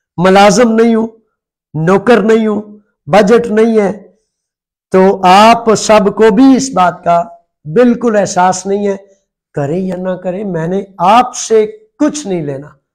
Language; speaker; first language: Urdu; non-native, local second language; Punjabi